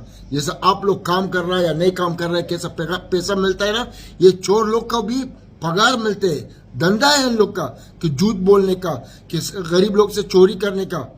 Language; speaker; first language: Hindi; non-native, learner; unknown